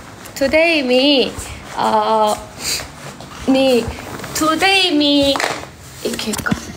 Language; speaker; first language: English; non-native, learner; Korean